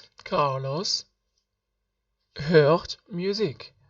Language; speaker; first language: German; non-native, learner; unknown